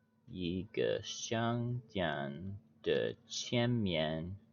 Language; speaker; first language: Chinese; non-native, learner; English